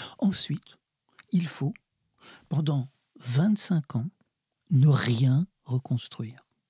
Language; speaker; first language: French; early bilingual, other home language; Russian